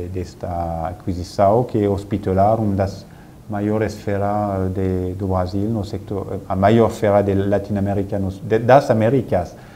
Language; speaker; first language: Portuguese; non-native, fluent; French